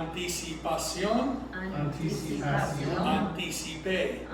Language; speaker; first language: Spanish; non-native, fluent; English